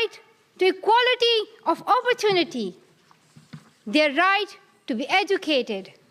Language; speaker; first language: English; non-native, local second language; Pashto